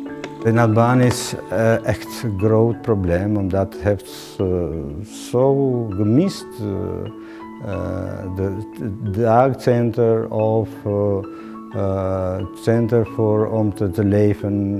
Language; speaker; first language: Dutch; non-native, learner; Albanian